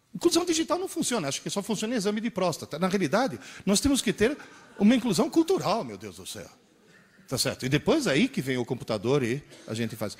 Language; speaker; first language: Portuguese; early bilingual, other home language; Italian